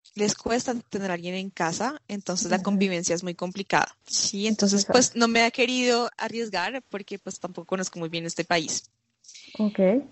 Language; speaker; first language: Spanish; native; Spanish